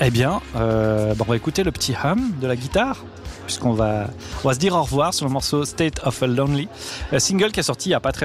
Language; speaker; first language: French; native; French